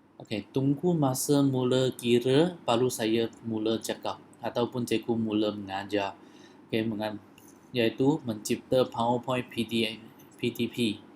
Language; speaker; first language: Malay; non-native, local second language; Chinese